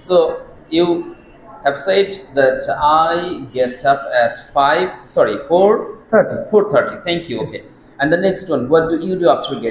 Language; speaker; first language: English; non-native, fluent; Bangla